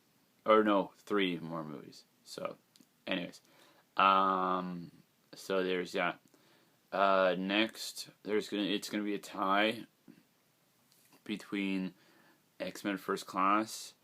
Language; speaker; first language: English; native; English